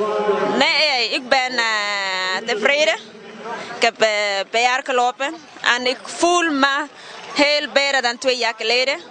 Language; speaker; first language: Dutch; non-native, learner; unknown